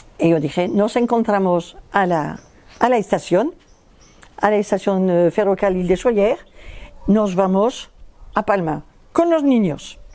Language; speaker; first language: Spanish; non-native, fluent; French